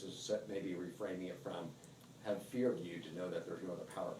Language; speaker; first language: English; native; English